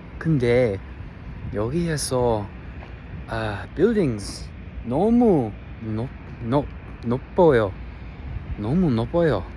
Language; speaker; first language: Korean; non-native, learner; English